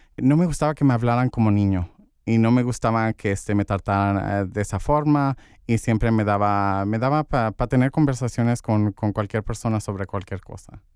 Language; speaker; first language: Spanish; early bilingual, heritage; Spanish